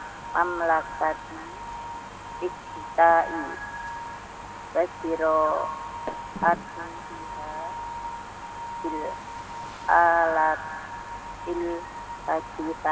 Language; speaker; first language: Arabic; non-native, learner; Indonesian